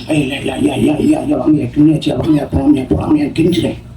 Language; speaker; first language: Tamil; native; Tamil